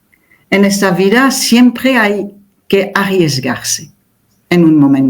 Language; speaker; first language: Spanish; non-native, fluent; French